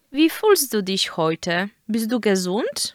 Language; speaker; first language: German; non-native, fluent; Polish